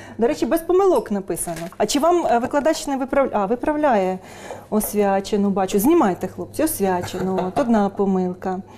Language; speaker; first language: Ukrainian; native; Ukrainian